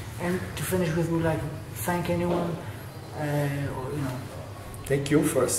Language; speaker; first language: English; non-native, fluent; Polish